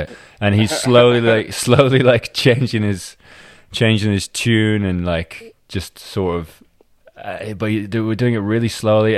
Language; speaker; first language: English; native; English